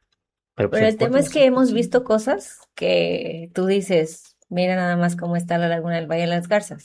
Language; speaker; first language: Spanish; native; Spanish